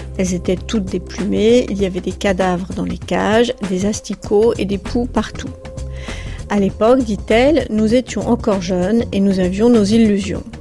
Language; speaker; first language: French; native; French